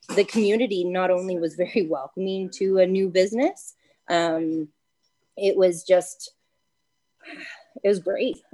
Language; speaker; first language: English; native; English